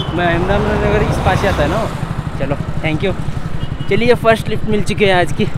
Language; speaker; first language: Hindi; native; Hindi